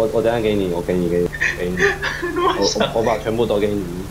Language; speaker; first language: Chinese; native; Chinese